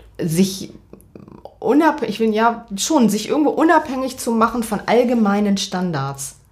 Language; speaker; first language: German; native; German